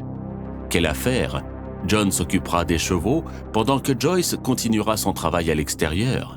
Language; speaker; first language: French; native; French